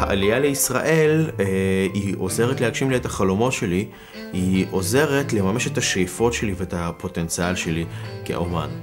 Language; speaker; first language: Hebrew; non-native, fluent; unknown